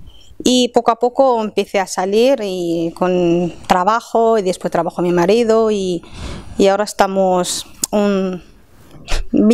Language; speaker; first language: Spanish; non-native, fluent; Arabic